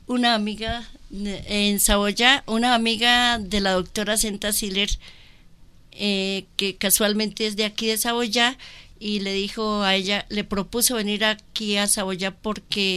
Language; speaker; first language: Spanish; native; Spanish